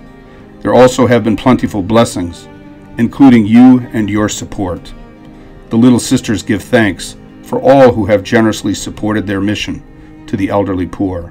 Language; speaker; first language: English; native; English